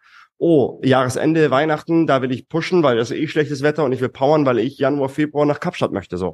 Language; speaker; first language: German; native; German